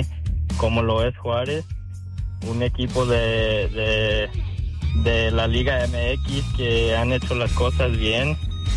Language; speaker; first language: Spanish; early bilingual, heritage; Spanish